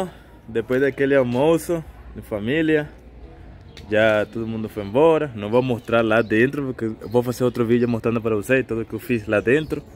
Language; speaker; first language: Portuguese; non-native, fluent; Spanish